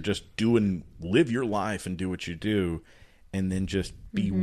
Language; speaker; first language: English; native; English